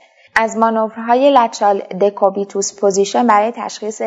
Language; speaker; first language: Persian; native; Persian